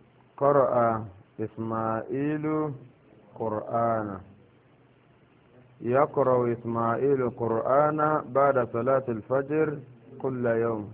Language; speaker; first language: Arabic; non-native, fluent; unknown